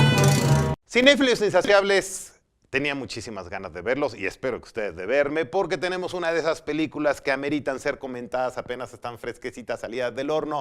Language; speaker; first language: Spanish; native; Spanish